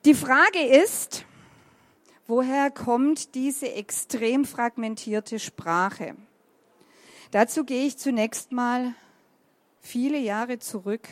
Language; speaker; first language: German; native; German